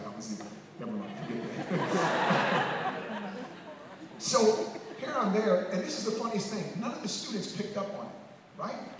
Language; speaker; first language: English; native; English